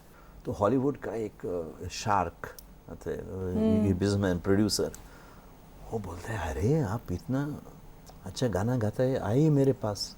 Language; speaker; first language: Hindi; non-native, local second language; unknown